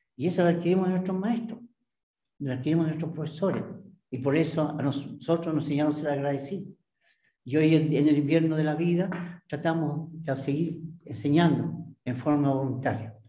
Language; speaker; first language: Spanish; native; Spanish